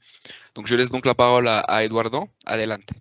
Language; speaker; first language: French; native; French